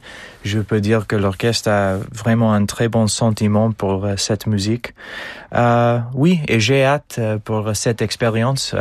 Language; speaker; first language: French; non-native, fluent; English